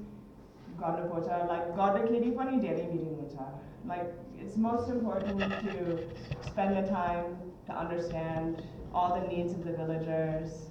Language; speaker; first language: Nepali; early bilingual, heritage; Nepali